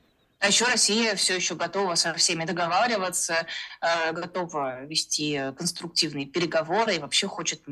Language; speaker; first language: Russian; native; Russian